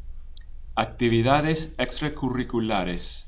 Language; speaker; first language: Spanish; non-native, fluent; English